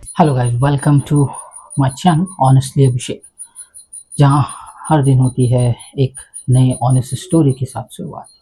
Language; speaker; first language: Hindi; native; Hindi